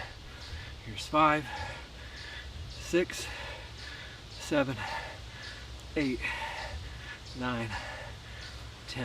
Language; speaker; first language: English; native; English